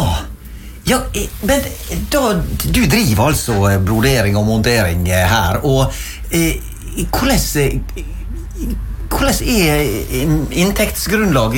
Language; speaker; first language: Norwegian; native; Norwegian